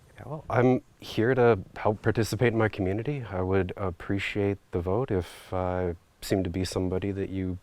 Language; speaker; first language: English; native; English